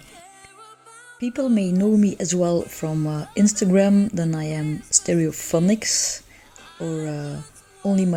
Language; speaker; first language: English; non-native, fluent; Dutch